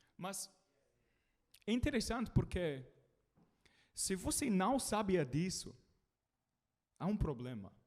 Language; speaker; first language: Portuguese; non-native, learner; English